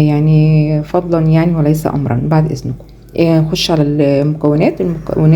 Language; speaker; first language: Arabic; native; Arabic